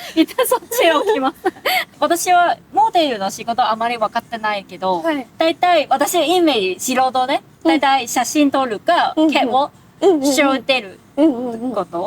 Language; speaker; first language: Japanese; non-native, learner; Cantonese